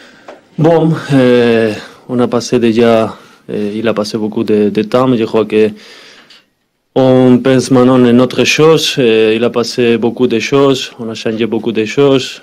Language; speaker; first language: French; non-native, learner; Spanish